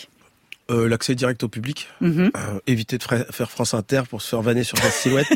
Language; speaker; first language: French; native; French